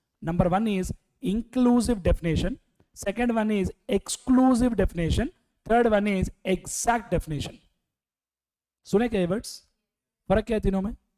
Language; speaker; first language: English; non-native, local second language; Telugu